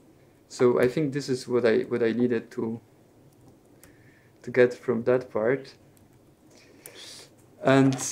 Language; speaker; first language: English; non-native, fluent; Polish